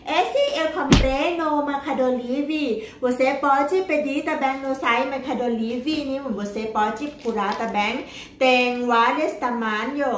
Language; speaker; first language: Portuguese; non-native, learner; Thai